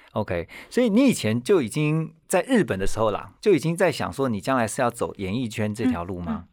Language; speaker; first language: Chinese; native; Chinese